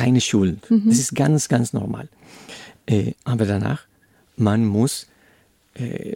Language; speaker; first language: German; non-native, learner; Spanish